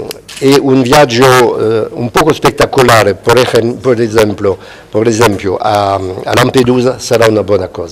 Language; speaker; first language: Italian; non-native, fluent; Spanish